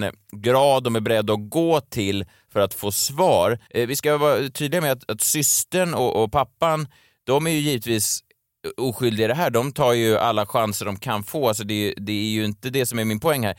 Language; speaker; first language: Swedish; native; Swedish